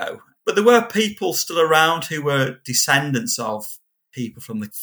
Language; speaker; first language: English; native; English